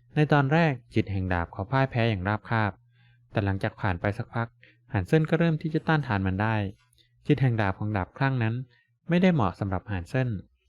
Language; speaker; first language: Thai; native; Thai